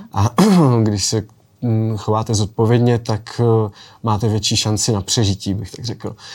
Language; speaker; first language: Czech; native; Czech